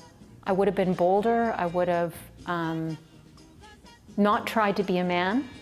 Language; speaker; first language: English; native; English